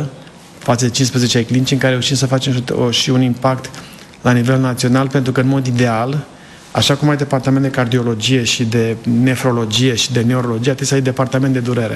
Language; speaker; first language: Romanian; native; Romanian